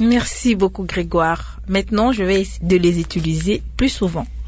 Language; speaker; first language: French; non-native, local second language; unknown